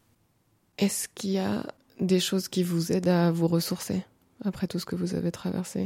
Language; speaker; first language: French; native; French